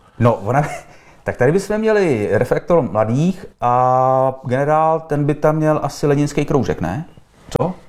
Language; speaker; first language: Czech; native; Czech